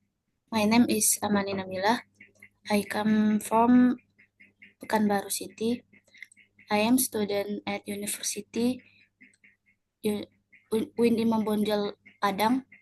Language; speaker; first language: English; non-native, learner; Indonesian